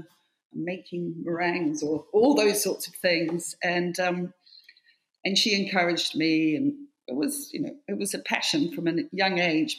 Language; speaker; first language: English; native; English